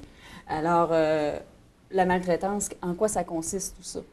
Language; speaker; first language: French; native; French